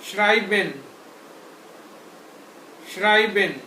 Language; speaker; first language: German; non-native, fluent; Hindi